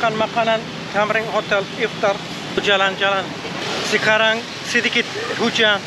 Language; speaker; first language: Indonesian; non-native, learner; Turkish